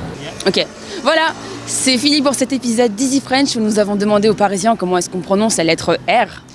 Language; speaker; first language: French; native; French